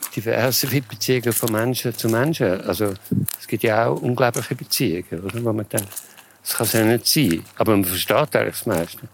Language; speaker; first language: German; native; German